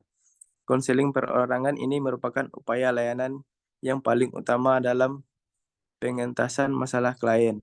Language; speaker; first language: Indonesian; native; Indonesian